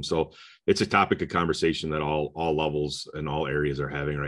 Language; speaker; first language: English; native; English